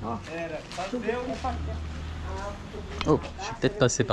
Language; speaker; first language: French; native; French